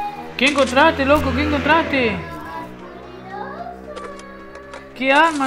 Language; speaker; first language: Spanish; native; Spanish